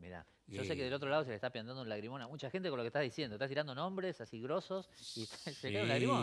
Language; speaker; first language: Spanish; native; Spanish